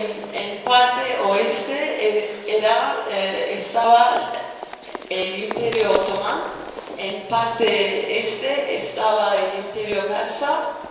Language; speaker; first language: Spanish; non-native, fluent; Kurdish